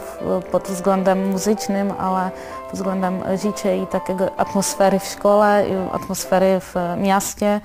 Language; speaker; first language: Polish; non-native, learner; Czech